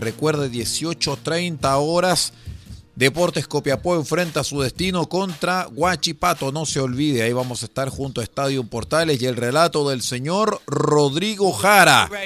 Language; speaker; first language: Spanish; native; Spanish